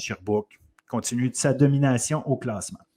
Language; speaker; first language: French; native; French